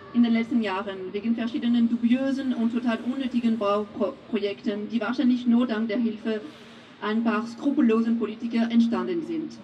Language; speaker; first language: German; non-native, fluent; French